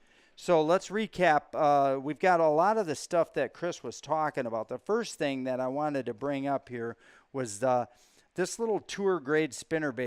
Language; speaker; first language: English; native; English